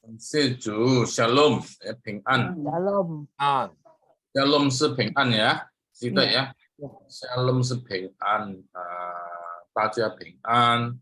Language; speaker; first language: Chinese; non-native, fluent; Indonesian